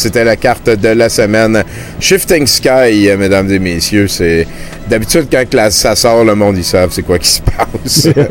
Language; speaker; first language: French; native; French